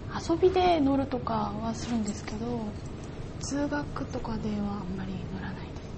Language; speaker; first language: Japanese; non-native, fluent; Korean